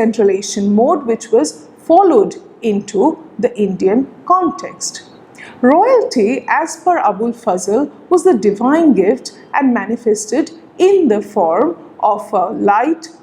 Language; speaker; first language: English; non-native, local second language; Bangla